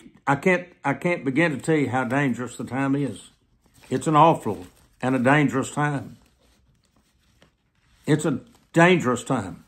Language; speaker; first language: English; native; English